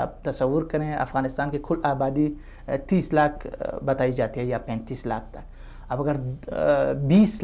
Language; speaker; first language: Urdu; non-native, fluent; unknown